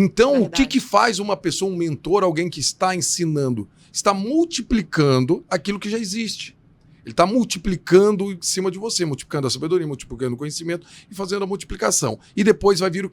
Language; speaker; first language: Portuguese; native; Portuguese